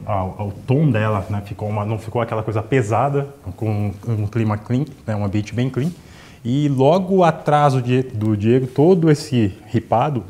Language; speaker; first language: Portuguese; native; Portuguese